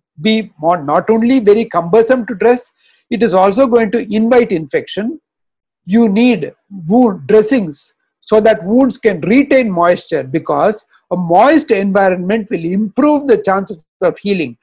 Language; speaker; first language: English; non-native, local second language; Tamil